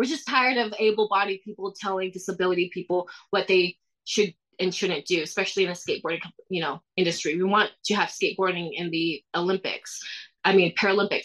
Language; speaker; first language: English; early bilingual, other home language; Thai